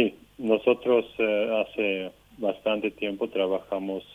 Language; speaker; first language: Spanish; non-native, local second language; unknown